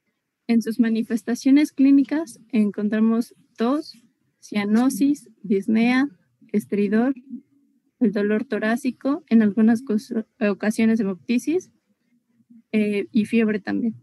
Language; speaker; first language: Spanish; native; Spanish